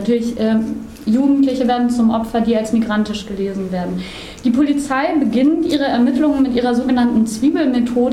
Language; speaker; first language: German; native; German